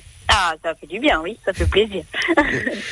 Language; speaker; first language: French; native; French